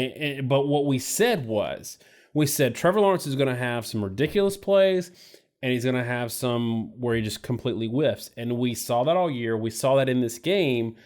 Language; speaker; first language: English; native; English